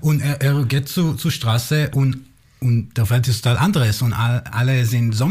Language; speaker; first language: German; non-native, learner; Hebrew